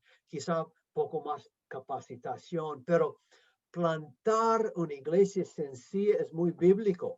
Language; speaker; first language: Spanish; non-native, fluent; English